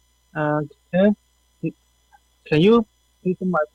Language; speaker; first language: English; non-native, learner; Chinese